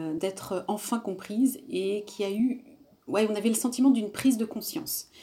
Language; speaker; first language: French; native; French